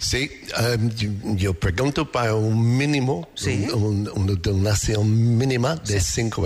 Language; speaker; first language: Spanish; non-native, learner; English